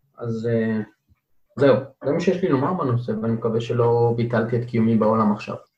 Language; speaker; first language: Hebrew; native; Hebrew